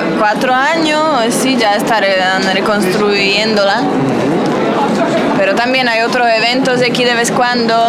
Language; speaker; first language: Spanish; non-native, fluent; Slovak